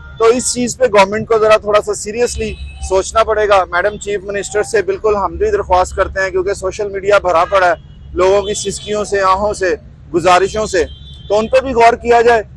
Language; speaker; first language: Urdu; non-native, local second language; Punjabi